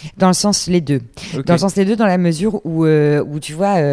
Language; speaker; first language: French; native; French